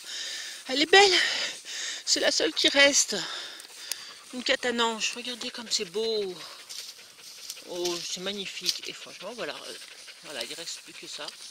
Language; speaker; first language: French; native; French